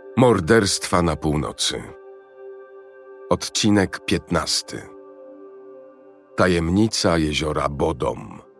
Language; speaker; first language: Polish; native; Polish